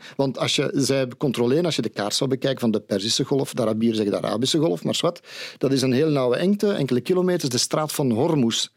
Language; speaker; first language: Dutch; native; Dutch